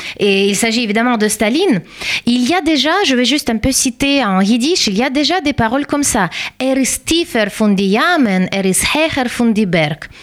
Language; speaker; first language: French; non-native, fluent; Russian